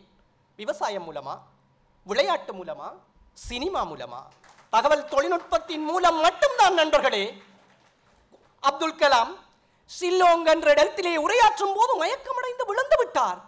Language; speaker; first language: Tamil; native; Tamil